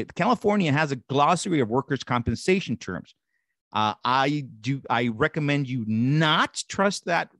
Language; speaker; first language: English; non-native, fluent; Spanish